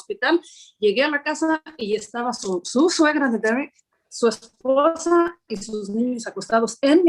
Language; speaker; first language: Spanish; native; Spanish